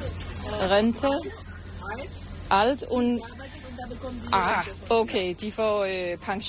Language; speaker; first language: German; non-native, learner; Danish